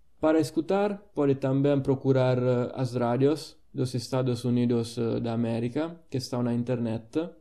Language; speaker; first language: Portuguese; non-native, fluent; Italian